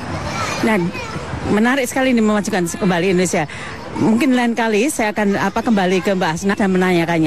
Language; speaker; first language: Indonesian; native; Indonesian